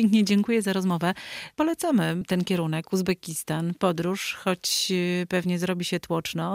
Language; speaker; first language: Polish; native; Polish